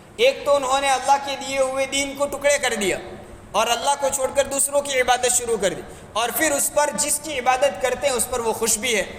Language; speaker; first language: Urdu; native; Urdu